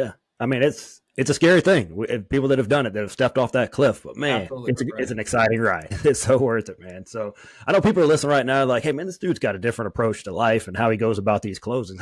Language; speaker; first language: English; native; English